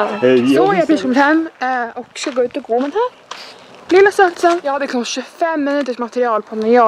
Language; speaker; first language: Swedish; native; Swedish